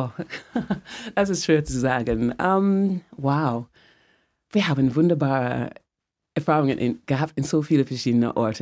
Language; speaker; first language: German; non-native, fluent; English